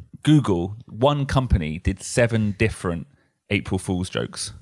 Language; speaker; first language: English; native; English